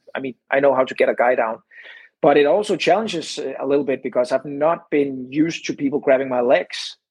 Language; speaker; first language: English; non-native, fluent; Danish